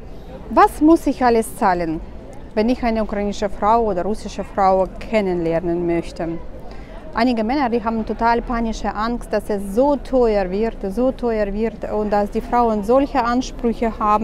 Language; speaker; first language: German; non-native, fluent; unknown